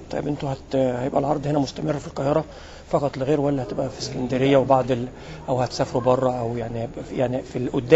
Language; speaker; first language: Arabic; native; Arabic